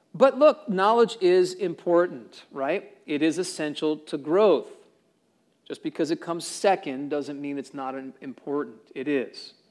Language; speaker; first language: English; native; English